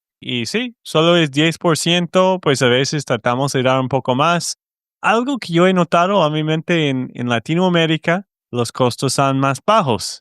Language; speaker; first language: Spanish; non-native, fluent; English